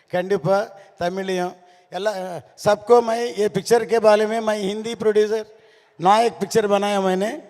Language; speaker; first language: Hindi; non-native, local second language; Telugu